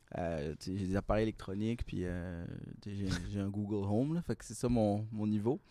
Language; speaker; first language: French; native; French